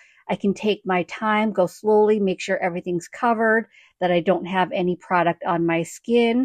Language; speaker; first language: English; native; English